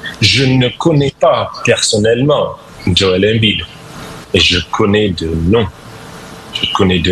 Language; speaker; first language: French; non-native, fluent; English